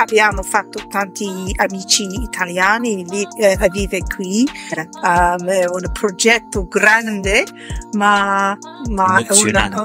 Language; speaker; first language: Italian; non-native, learner; English